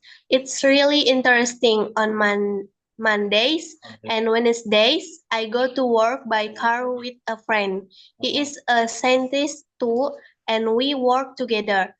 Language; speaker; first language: English; non-native, learner; Indonesian